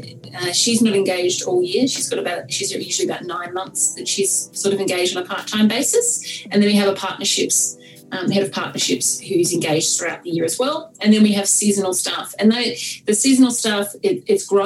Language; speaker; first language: English; native; English